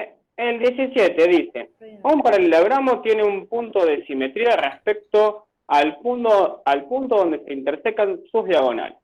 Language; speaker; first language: Spanish; native; Spanish